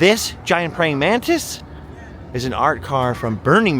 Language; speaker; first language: English; native; English